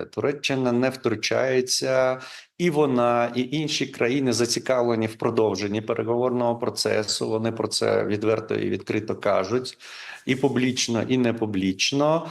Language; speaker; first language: Ukrainian; non-native, local second language; Crimean Tatar